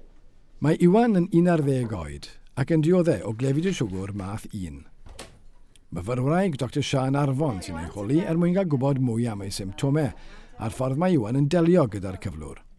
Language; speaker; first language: Welsh; native; Welsh